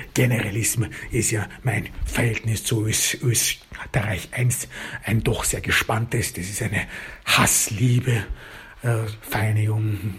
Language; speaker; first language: German; early bilingual, other home language; Turkish